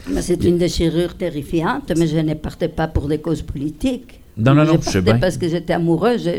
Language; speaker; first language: French; non-native, fluent; Spanish